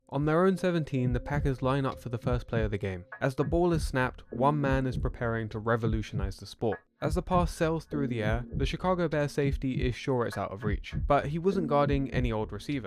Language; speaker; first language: English; native; English